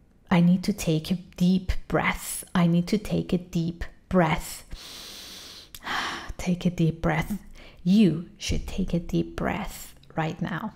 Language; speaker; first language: English; non-native, fluent; Persian